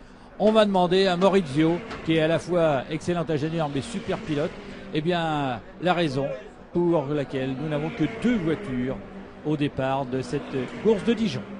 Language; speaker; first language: French; native; French